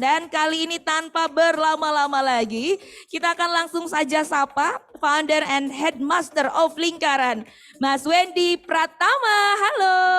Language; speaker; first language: Indonesian; native; Indonesian